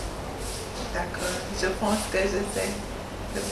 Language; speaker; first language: French; non-native, learner; English